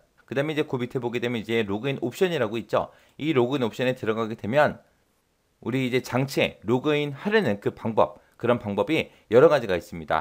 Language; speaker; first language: Korean; native; Korean